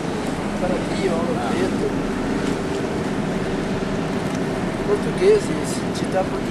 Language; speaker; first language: Italian; non-native, learner; Portuguese